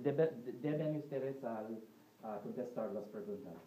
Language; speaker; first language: Spanish; non-native, learner; English